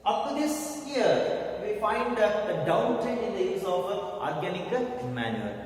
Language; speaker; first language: English; non-native, local second language; Kannada